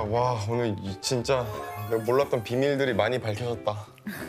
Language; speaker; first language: Korean; native; Korean